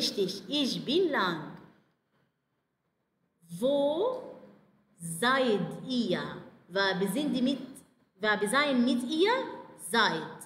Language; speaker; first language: German; non-native, fluent; Arabic